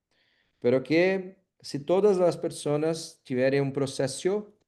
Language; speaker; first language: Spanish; non-native, learner; Portuguese